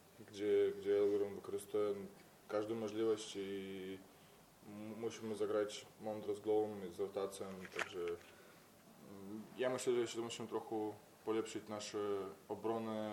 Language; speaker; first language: Polish; non-native, fluent; Belarusian